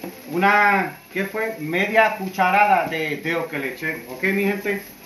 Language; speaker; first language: Spanish; early bilingual, heritage; Spanish